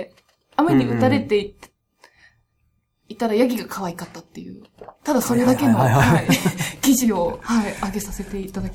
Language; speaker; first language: Japanese; native; Japanese